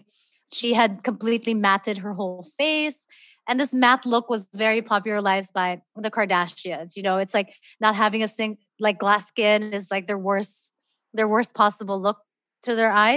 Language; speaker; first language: English; non-native, local second language; Filipino